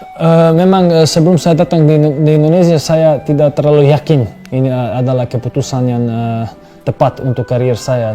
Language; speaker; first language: Indonesian; non-native, fluent; Serbian